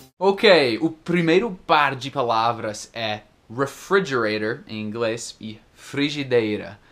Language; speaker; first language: Portuguese; non-native, fluent; English